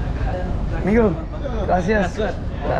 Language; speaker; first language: Spanish; non-native, learner; Filipino